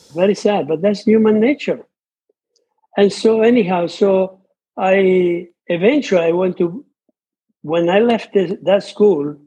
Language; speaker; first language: English; non-native, fluent; Italian